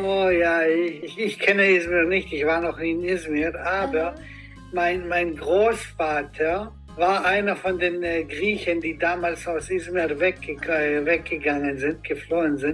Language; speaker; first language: German; non-native, fluent; Greek